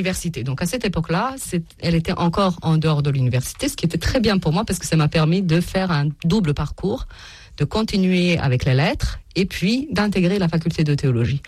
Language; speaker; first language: French; non-native, fluent; Serbian